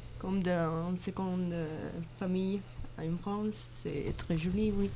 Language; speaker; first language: French; non-native, learner; Italian